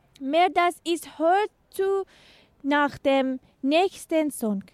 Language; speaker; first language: German; non-native, learner; Persian